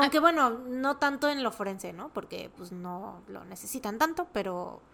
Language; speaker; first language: Spanish; native; Spanish